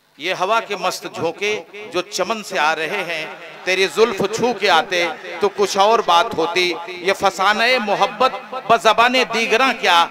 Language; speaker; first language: Hindi; native; Hindi